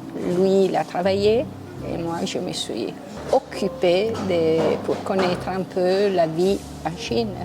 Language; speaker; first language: French; non-native, local second language; Italian